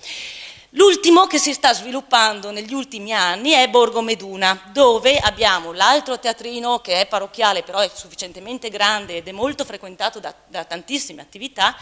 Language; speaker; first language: Italian; native; Italian